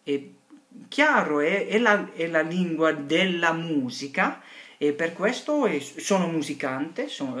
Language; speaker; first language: Italian; non-native, learner; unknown